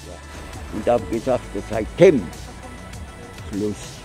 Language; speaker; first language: German; non-native, learner; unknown